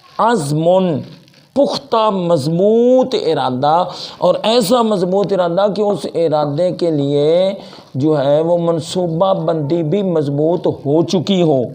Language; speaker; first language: Urdu; non-native, local second language; Punjabi